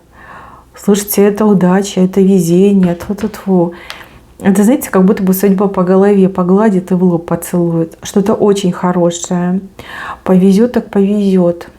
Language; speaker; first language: Russian; native; Russian